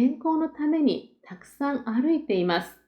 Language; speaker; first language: Japanese; non-native, fluent; Korean